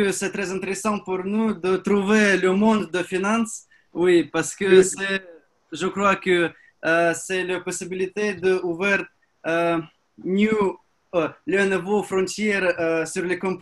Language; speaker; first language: French; non-native, learner; Russian